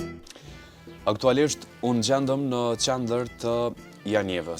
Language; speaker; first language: Albanian; native; Albanian